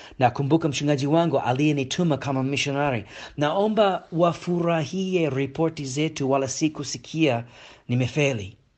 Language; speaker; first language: Swahili; non-native, fluent; English